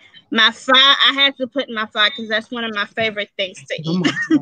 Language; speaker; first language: English; early bilingual, other home language; Spanish